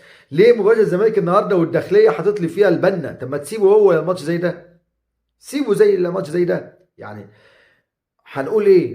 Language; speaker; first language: Arabic; native; Arabic